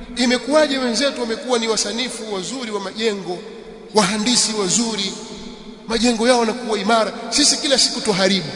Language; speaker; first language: Swahili; native; Swahili